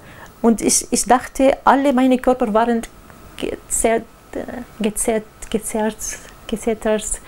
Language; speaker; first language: German; non-native, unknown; Arabic